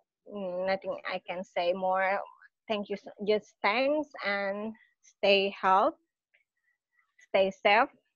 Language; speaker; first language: English; non-native, fluent; Indonesian